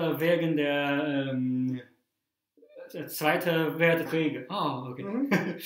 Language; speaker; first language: German; non-native, fluent; Chinese